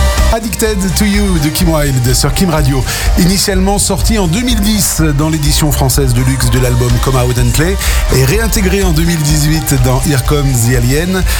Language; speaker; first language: French; native; French